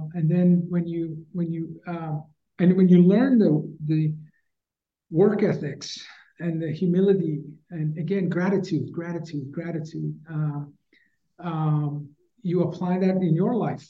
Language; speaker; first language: English; early bilingual, other home language; Persian